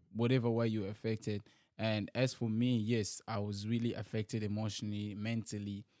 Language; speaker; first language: English; early bilingual, other home language; Lingala